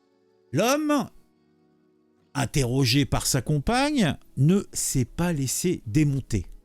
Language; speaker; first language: French; native; French